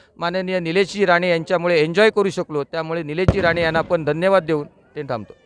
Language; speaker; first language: Marathi; native; Marathi